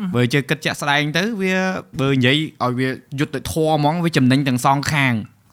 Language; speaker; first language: Khmer; native; Khmer